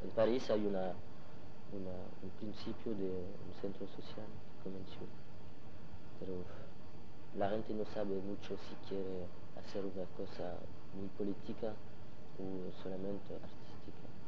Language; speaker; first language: Spanish; non-native, learner; French